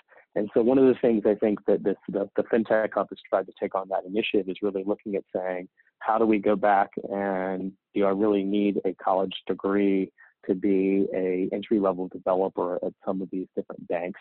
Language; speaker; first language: English; native; English